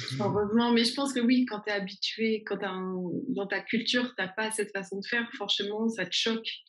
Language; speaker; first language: French; native; French